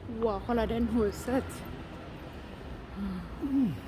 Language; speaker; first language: Swedish; non-native, learner; Thai